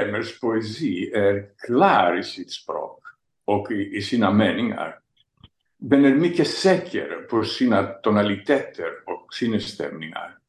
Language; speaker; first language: Swedish; non-native, fluent; Greek